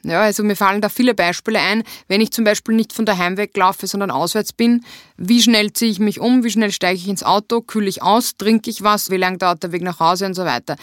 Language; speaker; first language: German; native; German